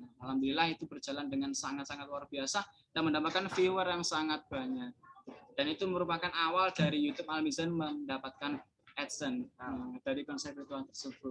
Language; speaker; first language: Indonesian; native; Indonesian